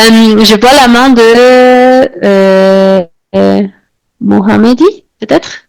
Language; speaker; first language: French; non-native, fluent; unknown